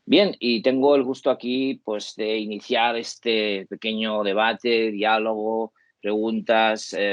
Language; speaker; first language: Spanish; native; Spanish